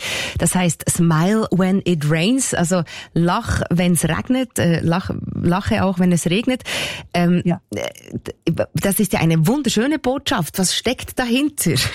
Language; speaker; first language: German; native; German